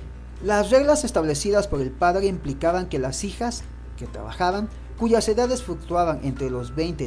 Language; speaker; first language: Spanish; native; Spanish